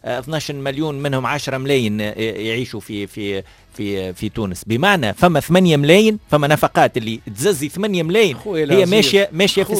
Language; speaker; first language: Arabic; native; Arabic